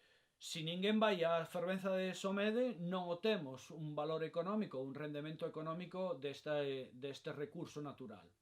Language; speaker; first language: Galician; non-native, local second language; Spanish